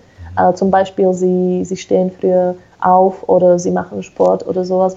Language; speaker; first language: German; non-native, fluent; Slovak